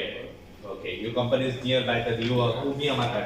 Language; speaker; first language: English; non-native, fluent; Gujarati